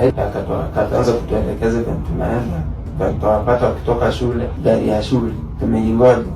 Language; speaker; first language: Swahili; non-native, local second language; Gusii